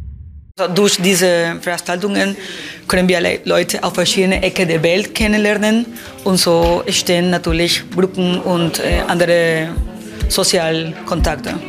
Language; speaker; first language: German; non-native, fluent; Spanish